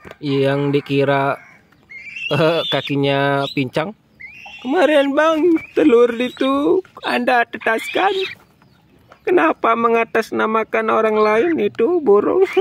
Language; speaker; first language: Indonesian; native; Indonesian